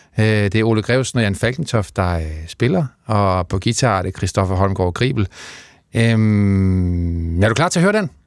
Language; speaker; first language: Danish; native; Danish